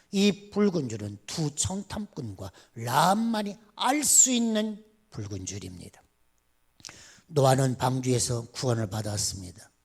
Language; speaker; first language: Korean; native; Korean